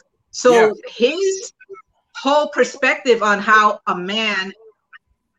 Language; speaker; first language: English; early bilingual, other home language; Spanish